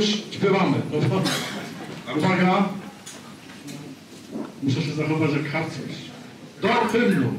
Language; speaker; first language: Polish; native; Polish